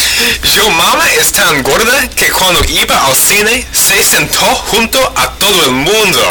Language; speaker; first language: Spanish; non-native, learner; English